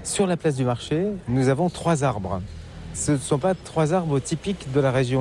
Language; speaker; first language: French; native; French